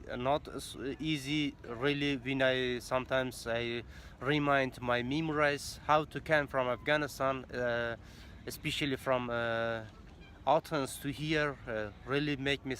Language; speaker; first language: English; non-native, learner; Persian